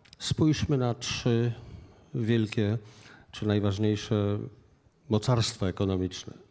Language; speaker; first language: Polish; native; Polish